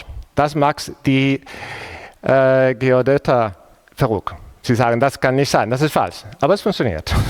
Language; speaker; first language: German; non-native, fluent; Spanish